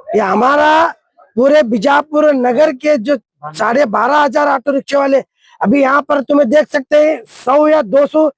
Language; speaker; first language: Hindi; non-native, local second language; Kannada